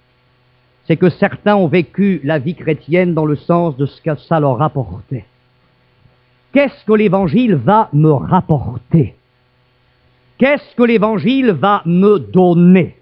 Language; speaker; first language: French; native; French